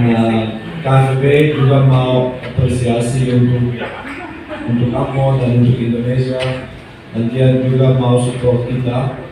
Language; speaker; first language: Indonesian; non-native, fluent; Dutch